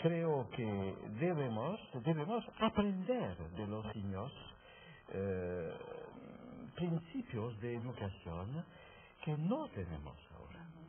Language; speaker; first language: Spanish; non-native, fluent; French